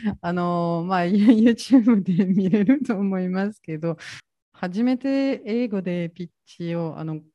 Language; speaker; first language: Japanese; non-native, fluent; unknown